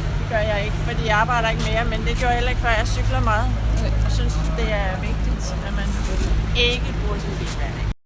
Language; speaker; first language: Danish; native; Danish